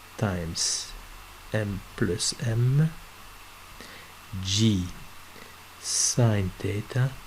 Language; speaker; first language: English; non-native, fluent; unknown